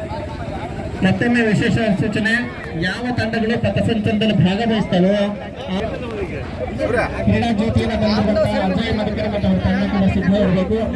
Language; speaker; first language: Kannada; native; Kannada